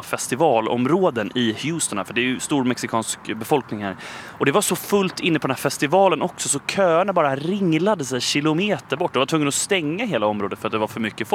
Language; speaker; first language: Swedish; native; Swedish